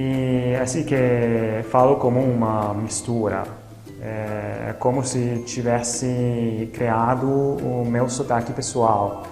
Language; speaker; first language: Portuguese; non-native, fluent; Italian